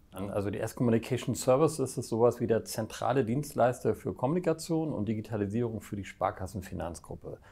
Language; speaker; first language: German; native; German